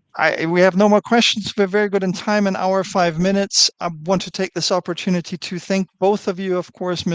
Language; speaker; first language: English; non-native, fluent; German